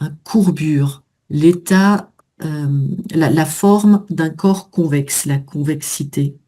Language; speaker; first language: French; native; French